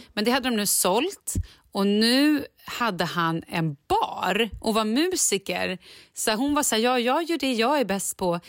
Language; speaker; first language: Swedish; native; Swedish